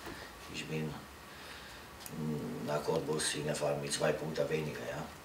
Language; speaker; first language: German; non-native, learner; Romanian